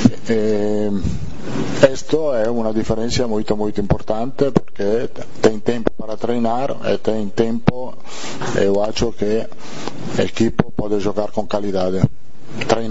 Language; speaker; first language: Portuguese; non-native, fluent; Italian